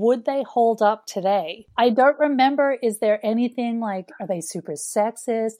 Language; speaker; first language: English; native; English